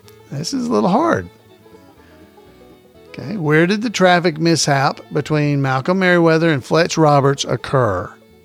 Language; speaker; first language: English; native; English